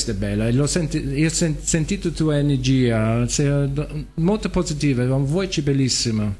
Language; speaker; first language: Italian; non-native, learner; English